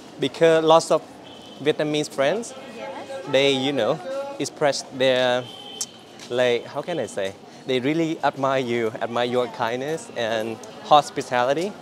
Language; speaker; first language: English; non-native, learner; Vietnamese